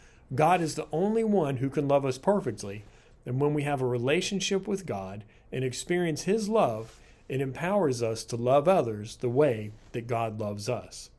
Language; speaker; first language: English; native; English